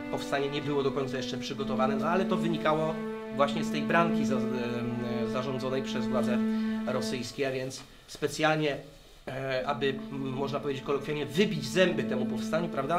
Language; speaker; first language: Polish; native; Polish